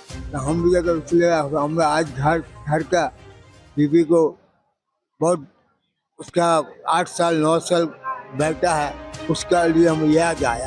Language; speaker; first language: Hindi; non-native, local second language; Bangla